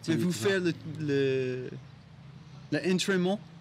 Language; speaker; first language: French; non-native, learner; English